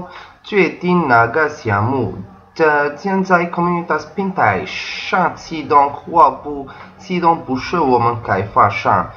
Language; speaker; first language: Chinese; non-native, learner; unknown